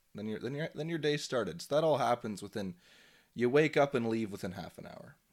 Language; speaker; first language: English; native; English